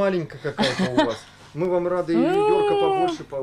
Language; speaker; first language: Russian; native; Russian